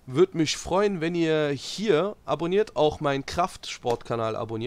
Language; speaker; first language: German; native; German